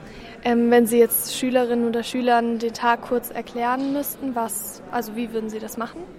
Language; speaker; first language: German; native; German